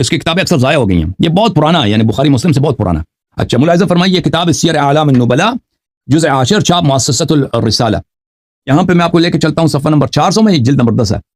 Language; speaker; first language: Urdu; non-native, fluent; Persian